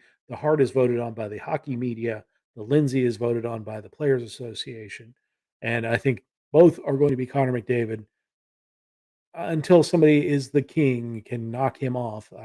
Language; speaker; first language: English; native; English